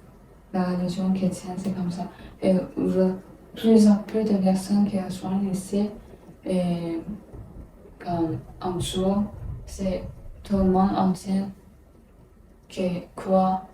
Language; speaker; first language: French; non-native, learner; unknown